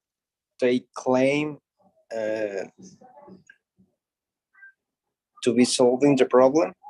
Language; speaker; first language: English; non-native, learner; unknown